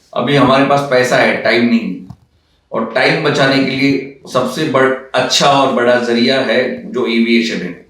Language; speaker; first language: Hindi; non-native, local second language; Marathi